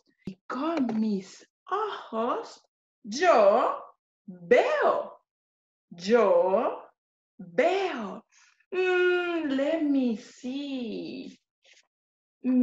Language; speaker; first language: Spanish; non-native, fluent; English